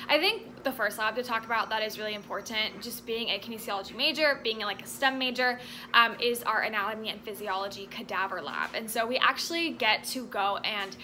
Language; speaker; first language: English; native; English